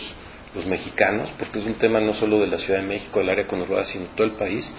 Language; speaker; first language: Spanish; native; Spanish